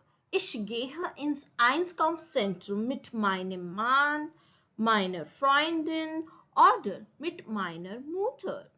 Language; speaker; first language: German; non-native, fluent; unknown